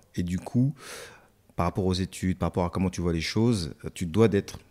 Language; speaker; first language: French; native; French